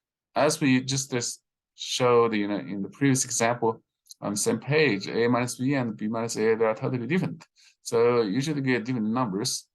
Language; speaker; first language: English; non-native, fluent; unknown